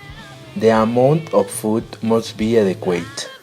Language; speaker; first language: English; non-native, learner; Spanish